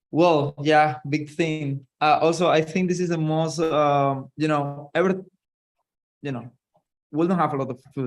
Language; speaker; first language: English; non-native, fluent; Spanish